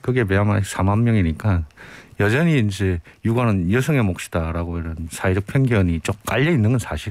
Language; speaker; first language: Korean; native; Korean